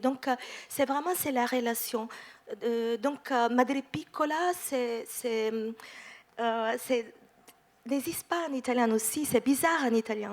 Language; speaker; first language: French; non-native, fluent; Italian